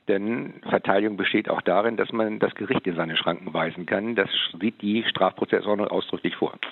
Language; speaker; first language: German; native; German